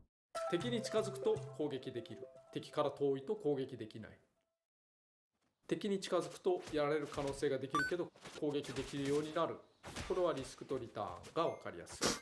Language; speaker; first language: Japanese; native; Japanese